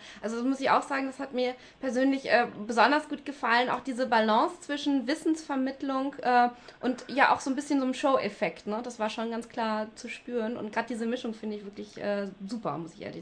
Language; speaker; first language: German; native; German